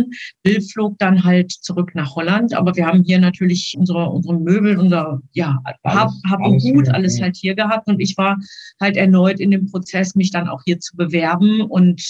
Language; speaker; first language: German; native; German